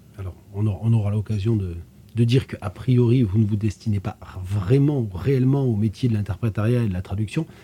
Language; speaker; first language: French; native; French